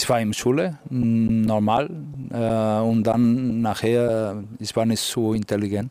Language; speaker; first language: German; non-native, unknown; Catalan